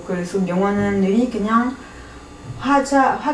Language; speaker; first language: Korean; non-native, learner; French